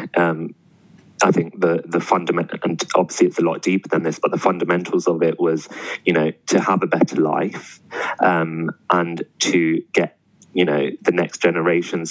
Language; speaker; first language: English; native; English